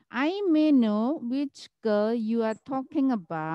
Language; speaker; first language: English; non-native, fluent; Indonesian